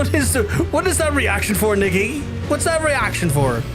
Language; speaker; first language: English; native; English